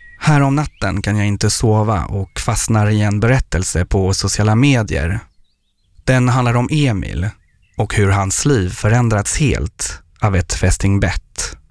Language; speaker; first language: Swedish; non-native, fluent; French